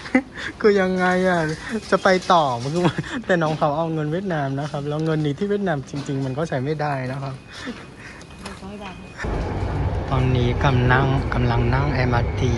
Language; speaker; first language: Thai; non-native, fluent; Vietnamese